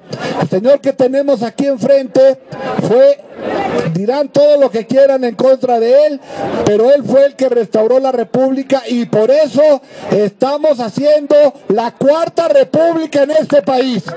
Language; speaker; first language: Spanish; native; Spanish